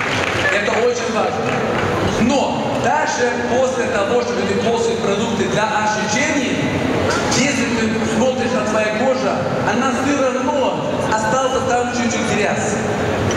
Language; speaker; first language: Russian; non-native, fluent; Swedish